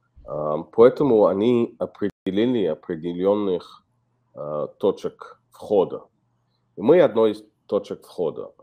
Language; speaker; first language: Russian; non-native, fluent; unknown